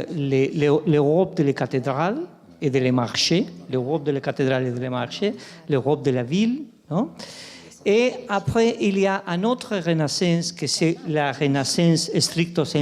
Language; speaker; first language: French; non-native, fluent; Spanish